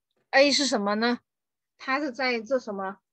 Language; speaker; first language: Chinese; non-native, fluent; Vietnamese